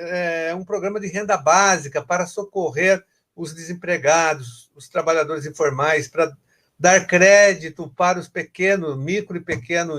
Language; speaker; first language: Portuguese; native; Portuguese